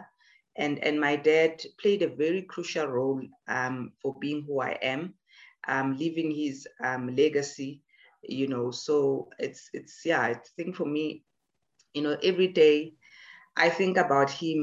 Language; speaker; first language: English; non-native, local second language; Zulu